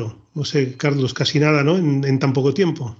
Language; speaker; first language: Spanish; native; Spanish